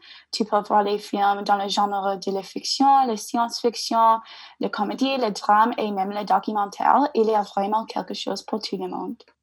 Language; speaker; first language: French; non-native, learner; English